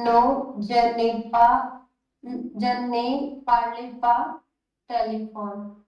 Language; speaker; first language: French; non-native, learner; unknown